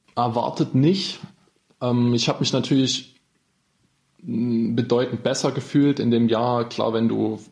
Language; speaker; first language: German; native; German